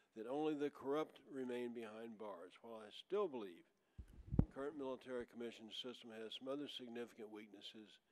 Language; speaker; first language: English; native; English